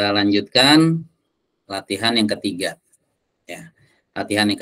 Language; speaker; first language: Indonesian; native; Indonesian